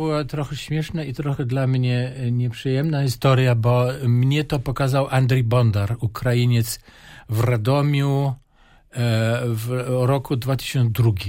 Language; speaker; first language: Polish; non-native, fluent; German